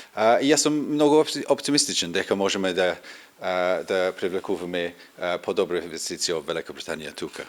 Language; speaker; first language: Macedonian; non-native, learner; English